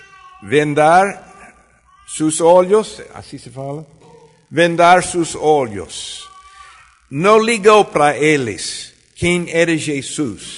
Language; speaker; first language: Portuguese; non-native, fluent; Spanish